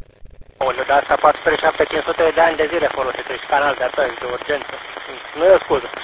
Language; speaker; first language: Romanian; native; Romanian